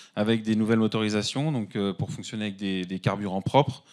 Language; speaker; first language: French; native; French